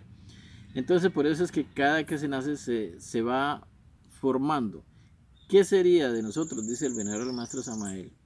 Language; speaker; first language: Spanish; native; Spanish